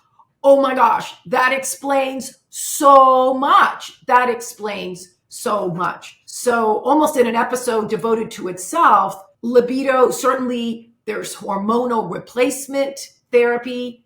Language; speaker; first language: English; native; English